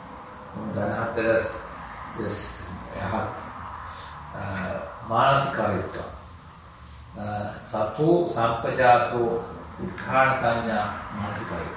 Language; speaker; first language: German; non-native, learner; Sinhala